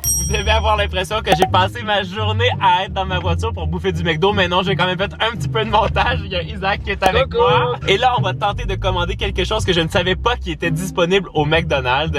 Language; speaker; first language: French; native; French